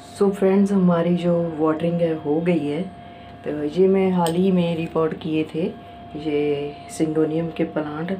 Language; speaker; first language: Hindi; non-native, local second language; Punjabi